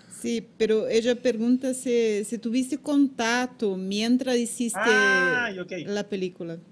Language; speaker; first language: Spanish; non-native, learner; Portuguese